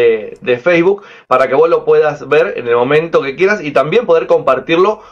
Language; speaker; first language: Spanish; native; Spanish